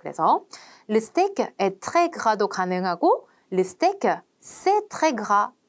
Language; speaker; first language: French; non-native, fluent; Korean